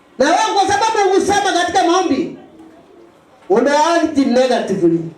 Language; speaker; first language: Swahili; non-native, local second language; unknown